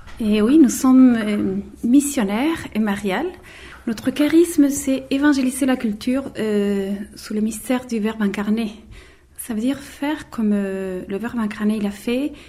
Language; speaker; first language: French; non-native, fluent; Spanish